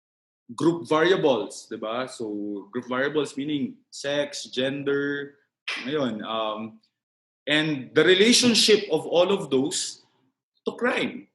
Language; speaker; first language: Filipino; native; Filipino